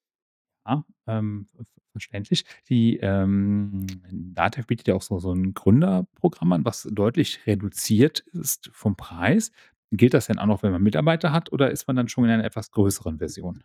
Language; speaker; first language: German; native; German